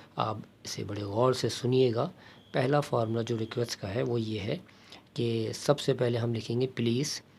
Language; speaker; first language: Urdu; native; Urdu